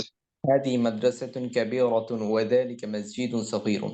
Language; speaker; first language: Arabic; non-native, learner; Bangla